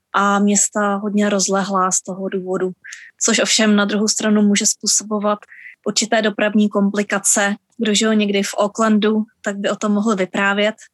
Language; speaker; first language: Czech; native; Czech